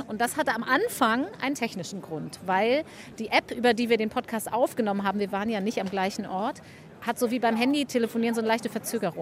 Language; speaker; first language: German; native; German